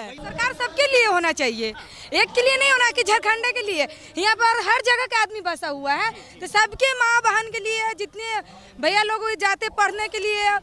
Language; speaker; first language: Hindi; native; Hindi